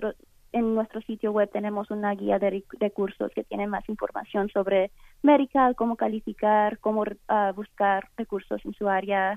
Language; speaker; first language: Spanish; early bilingual, heritage; Spanish